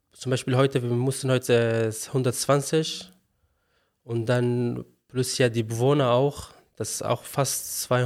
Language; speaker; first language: German; non-native, learner; Arabic